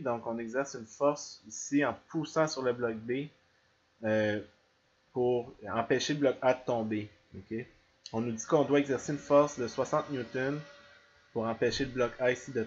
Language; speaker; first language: French; native; French